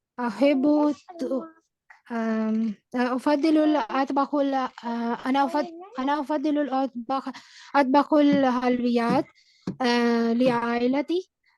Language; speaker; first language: Arabic; non-native, learner; Urdu